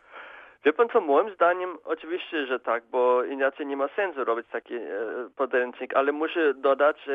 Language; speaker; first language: Polish; non-native, fluent; German